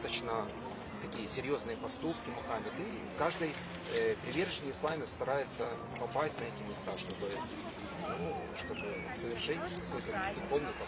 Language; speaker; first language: Russian; native; Russian